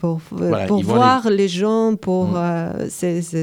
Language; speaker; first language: French; non-native, learner; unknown